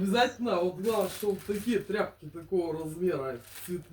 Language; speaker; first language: Russian; native; Russian